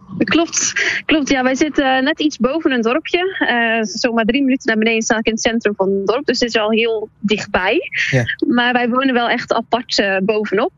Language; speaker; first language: Dutch; native; Dutch